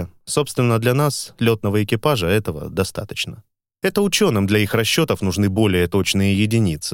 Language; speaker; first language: Russian; native; Russian